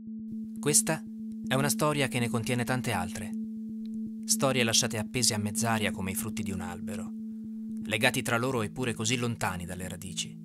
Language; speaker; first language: Italian; native; Italian